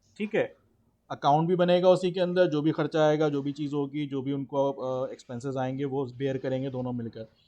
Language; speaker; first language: Urdu; native; Urdu